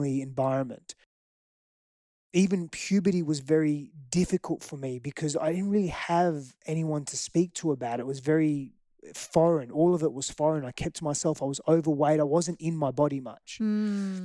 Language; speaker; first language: English; early bilingual, other home language; Greek